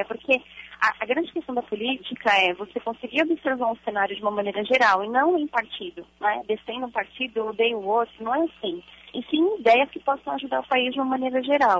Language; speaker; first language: Portuguese; native; Portuguese